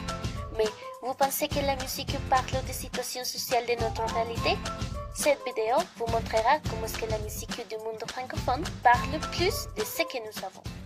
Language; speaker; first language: French; non-native, learner; Spanish